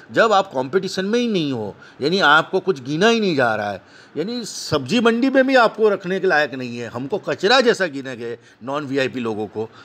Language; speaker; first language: Hindi; native; Hindi